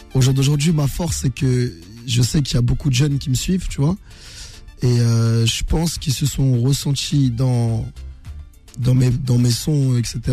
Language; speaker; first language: French; native; French